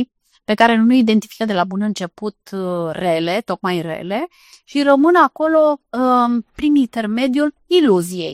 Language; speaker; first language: Romanian; native; Romanian